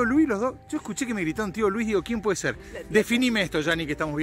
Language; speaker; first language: Spanish; native; Spanish